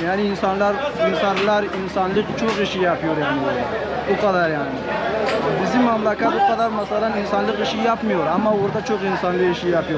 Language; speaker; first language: Turkish; non-native, learner; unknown